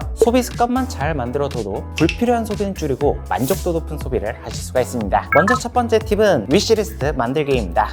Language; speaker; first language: Korean; native; Korean